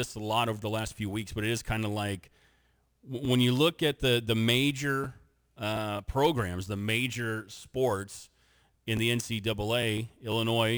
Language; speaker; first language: English; native; English